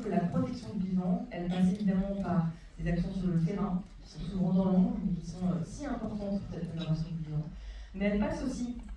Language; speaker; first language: French; native; French